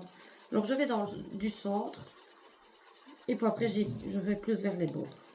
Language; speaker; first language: French; native; French